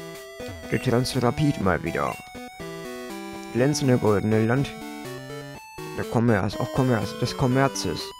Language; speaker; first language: German; native; German